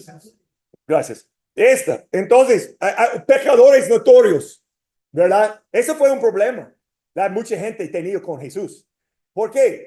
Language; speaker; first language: Spanish; non-native, fluent; English